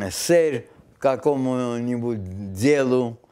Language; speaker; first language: Russian; non-native, local second language; Armenian